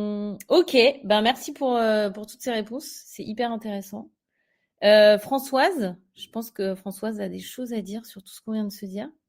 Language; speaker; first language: French; native; French